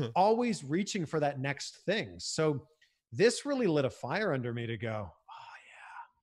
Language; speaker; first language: English; native; English